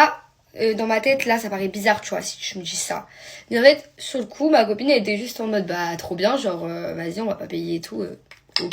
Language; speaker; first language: French; native; French